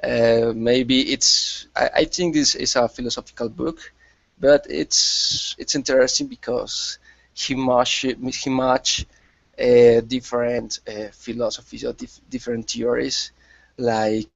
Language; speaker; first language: English; non-native, learner; Spanish